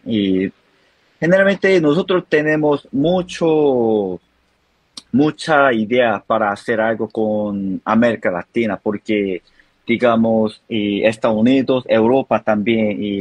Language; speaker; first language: Spanish; non-native, learner; Korean